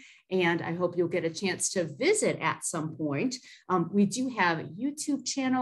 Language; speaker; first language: English; native; English